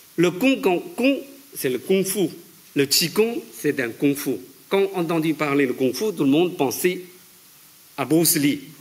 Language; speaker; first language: French; non-native, fluent; Chinese